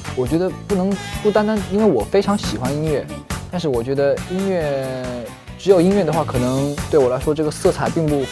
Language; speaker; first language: Chinese; native; Chinese